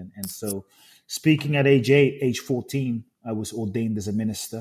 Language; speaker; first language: English; native; English